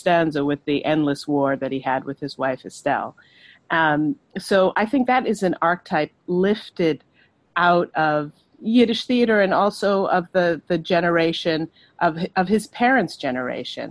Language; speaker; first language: English; native; English